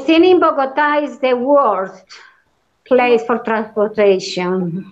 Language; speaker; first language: English; non-native, learner; Spanish